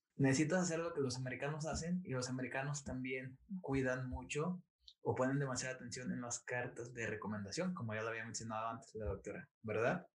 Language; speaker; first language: Spanish; native; Spanish